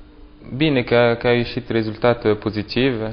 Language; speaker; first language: Romanian; non-native, learner; French